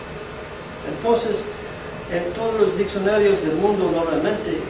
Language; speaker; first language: Spanish; non-native, fluent; English